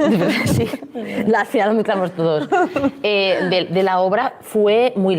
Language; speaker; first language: Spanish; native; Spanish